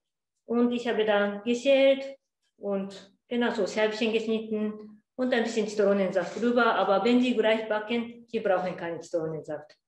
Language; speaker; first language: German; non-native, learner; Japanese